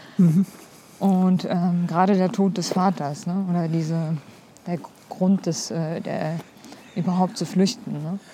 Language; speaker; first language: German; early bilingual, other home language; Kurdish